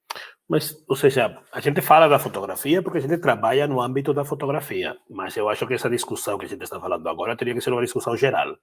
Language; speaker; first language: Portuguese; non-native, fluent; Spanish